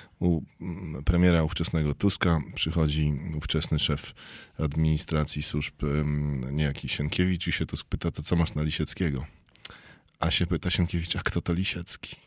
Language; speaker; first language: Polish; native; Polish